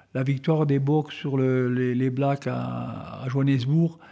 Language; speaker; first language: French; native; French